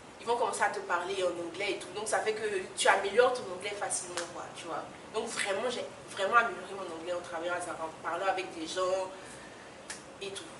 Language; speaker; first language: French; native; French